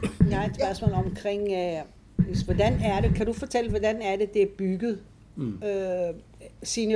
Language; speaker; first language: Danish; non-native, fluent; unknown